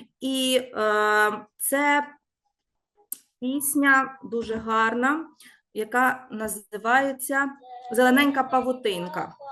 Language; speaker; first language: Ukrainian; native; Ukrainian